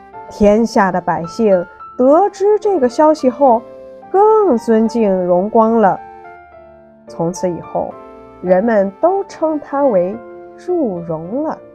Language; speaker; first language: Chinese; native; Chinese